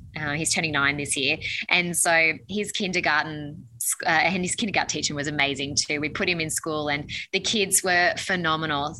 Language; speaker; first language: English; native; English